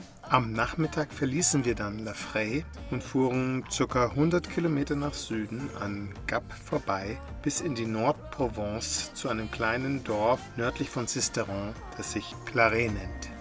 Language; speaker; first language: German; native; German